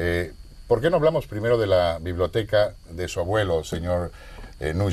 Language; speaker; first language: Spanish; native; Spanish